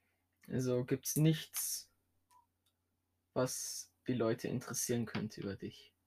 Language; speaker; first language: German; native; German